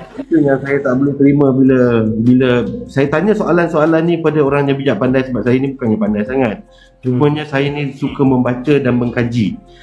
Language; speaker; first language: Malay; native; Malay